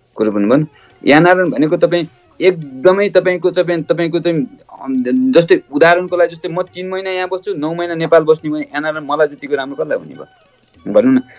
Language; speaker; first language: Nepali; native; Nepali